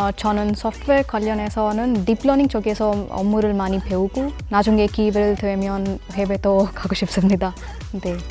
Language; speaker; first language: Korean; non-native, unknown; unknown